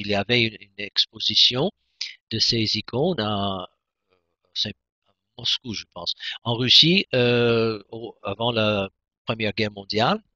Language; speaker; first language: French; non-native, fluent; English